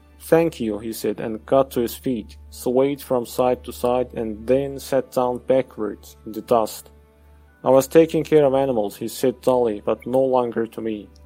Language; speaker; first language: English; non-native, fluent; Azerbaijani